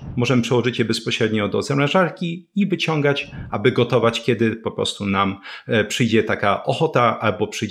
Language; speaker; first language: Polish; native; Polish